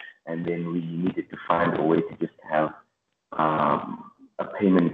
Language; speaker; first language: English; non-native, local second language; Shona